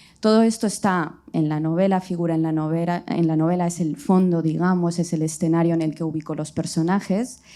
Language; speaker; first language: Spanish; early bilingual, other home language; Riffian